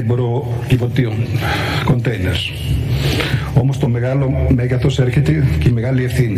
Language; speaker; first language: Greek; native; Greek